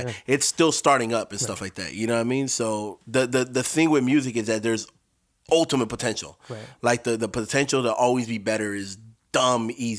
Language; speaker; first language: English; native; English